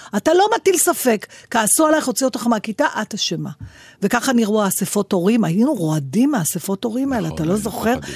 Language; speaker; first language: Hebrew; native; Hebrew